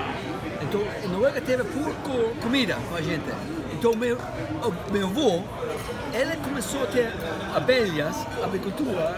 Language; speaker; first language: Portuguese; non-native, fluent; Spanish